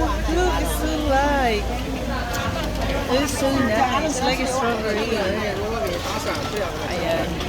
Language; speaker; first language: English; non-native, learner; Filipino